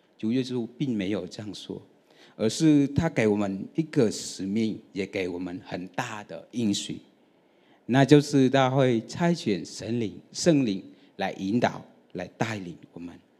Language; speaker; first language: Chinese; non-native, fluent; Vietnamese